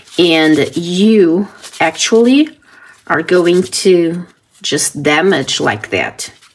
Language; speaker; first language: English; non-native, fluent; Portuguese